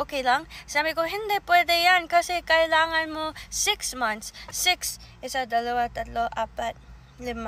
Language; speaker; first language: Filipino; early bilingual, heritage; English